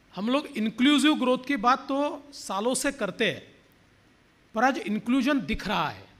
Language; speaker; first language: Hindi; non-native, local second language; Marathi